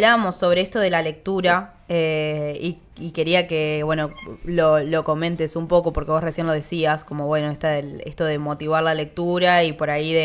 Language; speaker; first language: Spanish; native; Spanish